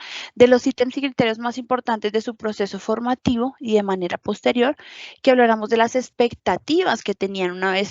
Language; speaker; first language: Spanish; native; Spanish